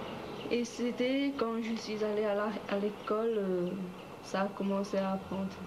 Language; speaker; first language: French; early bilingual, other home language; Chinese